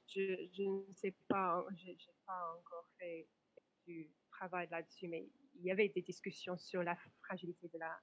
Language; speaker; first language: French; non-native, fluent; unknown